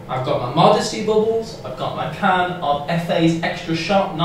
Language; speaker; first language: English; native; English